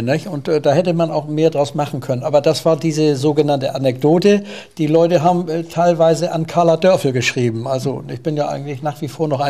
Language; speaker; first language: German; native; German